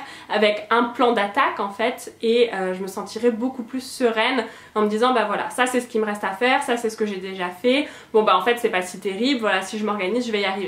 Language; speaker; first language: French; native; French